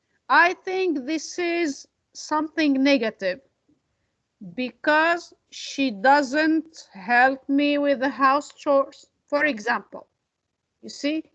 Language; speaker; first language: English; non-native, fluent; Arabic